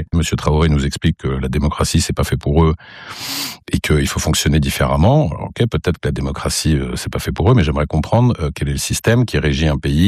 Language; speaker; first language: French; non-native, local second language; Arabic